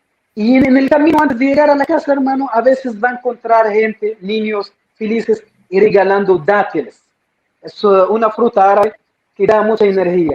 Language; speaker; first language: Spanish; non-native, fluent; Arabic